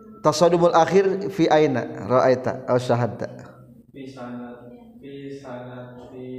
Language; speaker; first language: Arabic; non-native, learner; Indonesian